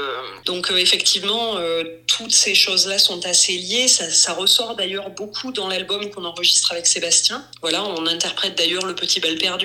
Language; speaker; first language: French; native; French